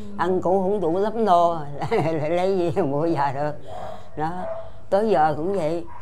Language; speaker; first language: Vietnamese; non-native, local second language; Chinese